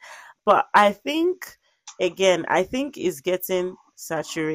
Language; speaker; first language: English; non-native, local second language; Yoruba